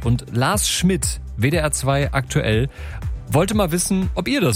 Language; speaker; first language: German; native; German